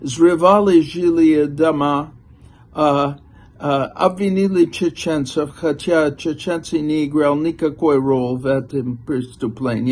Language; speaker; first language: Russian; non-native, fluent; English